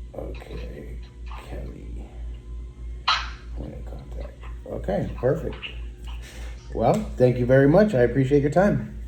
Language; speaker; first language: English; native; English